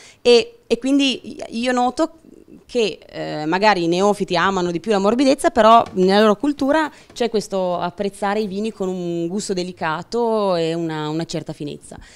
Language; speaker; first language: Italian; native; Italian